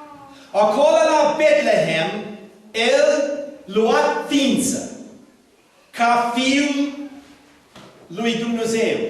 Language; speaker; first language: Romanian; non-native, learner; English